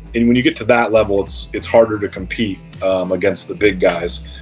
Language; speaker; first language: English; native; English